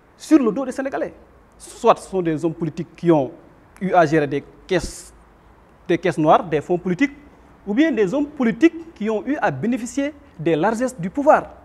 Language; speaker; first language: French; non-native, local second language; Wolof